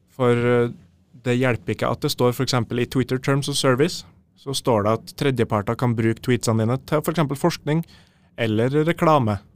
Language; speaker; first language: Norwegian; native; Norwegian